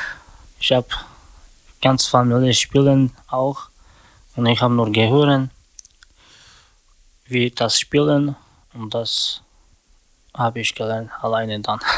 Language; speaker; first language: German; non-native, learner; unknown